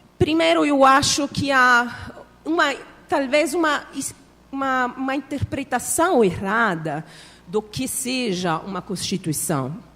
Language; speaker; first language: Portuguese; non-native, fluent; Italian